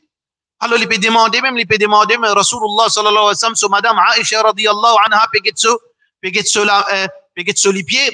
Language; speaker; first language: French; non-native, local second language; Morisyen